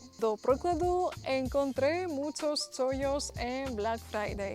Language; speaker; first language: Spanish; non-native, fluent; Ukrainian